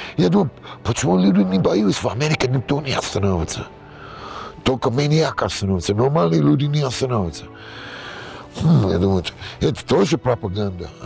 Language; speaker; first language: Russian; non-native, learner; English